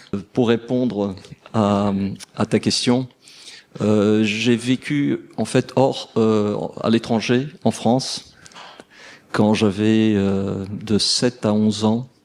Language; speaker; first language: French; early bilingual, other home language; Portuguese